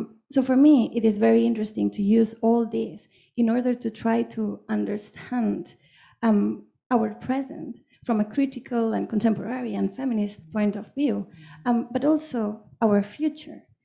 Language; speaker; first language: English; non-native, fluent; Catalan